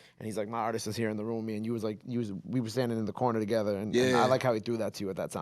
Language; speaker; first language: English; native; English